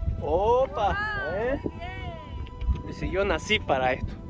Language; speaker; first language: Spanish; native; Spanish